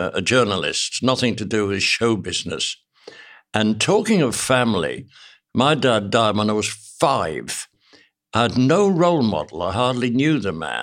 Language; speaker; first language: English; native; English